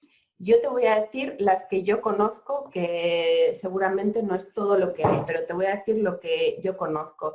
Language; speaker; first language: Spanish; native; Spanish